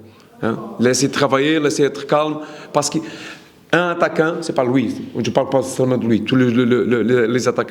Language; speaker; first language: French; non-native, learner; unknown